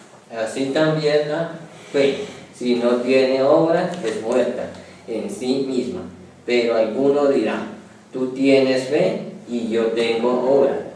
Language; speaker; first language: Spanish; native; Spanish